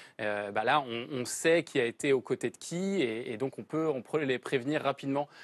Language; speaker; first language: French; native; French